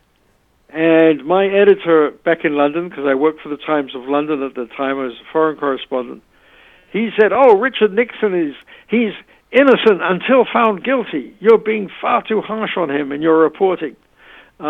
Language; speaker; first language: English; native; English